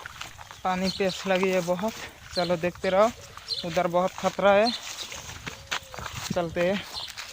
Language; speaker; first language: Hindi; non-native, local second language; Assamese